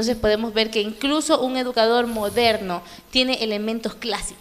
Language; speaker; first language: Spanish; native; Spanish